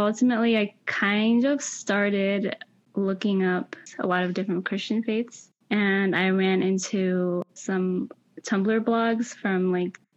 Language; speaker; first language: English; early bilingual, other home language; Spanish